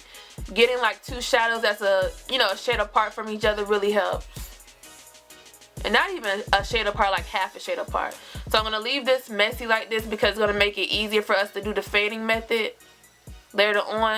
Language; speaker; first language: English; native; English